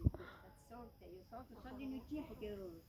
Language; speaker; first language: Portuguese; native; Portuguese